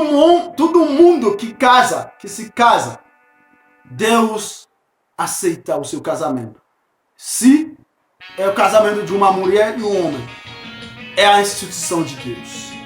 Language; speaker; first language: Portuguese; non-native, fluent; Haitian Creole